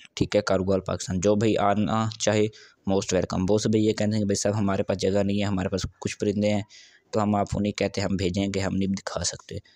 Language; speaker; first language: Urdu; non-native, local second language; Punjabi